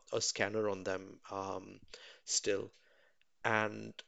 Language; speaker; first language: English; non-native, local second language; Tamil